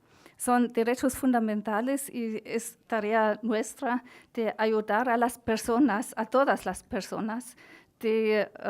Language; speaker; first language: Spanish; non-native, fluent; German